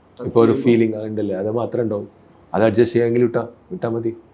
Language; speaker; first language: Malayalam; non-native, local second language; Tamil